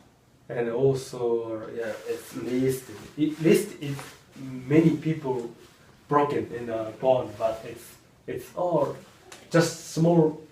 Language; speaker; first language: English; non-native, learner; Japanese